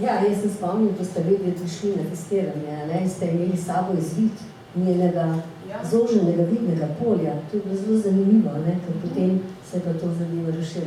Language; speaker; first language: Slovenian; native; Slovenian